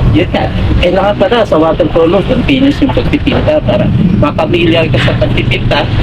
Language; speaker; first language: Filipino; native; Filipino